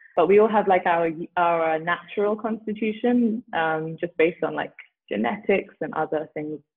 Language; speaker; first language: English; native; English